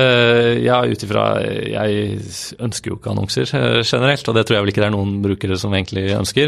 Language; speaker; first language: Norwegian; native; Norwegian